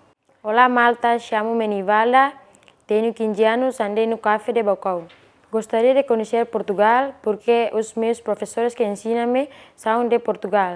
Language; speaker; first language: Portuguese; non-native, local second language; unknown